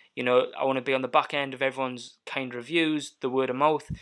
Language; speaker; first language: English; native; English